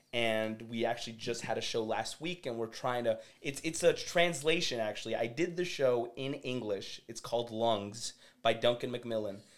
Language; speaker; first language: English; early bilingual, other home language; French